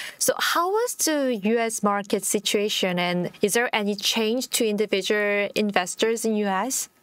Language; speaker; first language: English; non-native, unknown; Korean